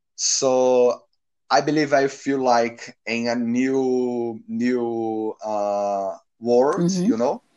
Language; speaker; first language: English; non-native, learner; Portuguese